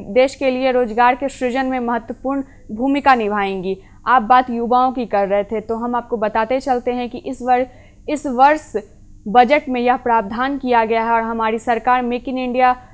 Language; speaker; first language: Hindi; native; Hindi